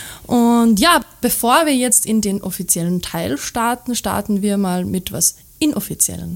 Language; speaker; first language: German; native; German